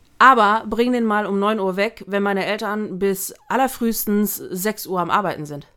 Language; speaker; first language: German; early bilingual, other home language; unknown